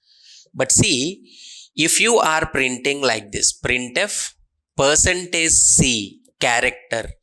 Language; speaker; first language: English; non-native, local second language; Telugu